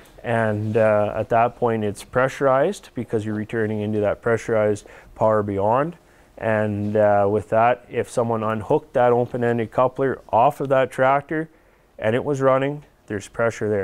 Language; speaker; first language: English; native; English